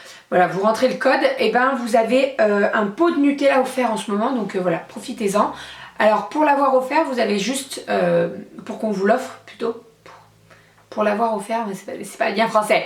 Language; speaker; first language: French; native; French